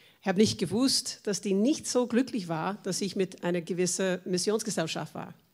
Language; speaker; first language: German; non-native, fluent; English